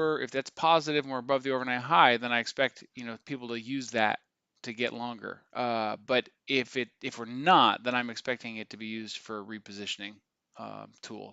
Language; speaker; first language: English; native; English